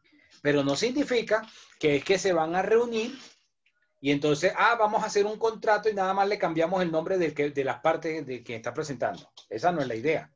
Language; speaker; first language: Spanish; native; Spanish